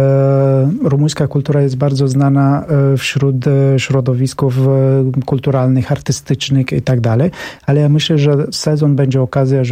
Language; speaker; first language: Polish; non-native, fluent; Romanian